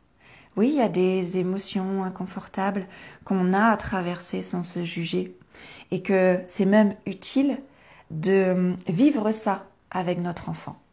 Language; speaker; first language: French; native; French